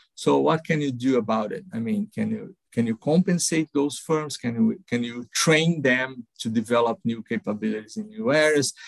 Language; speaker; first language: English; non-native, fluent; Portuguese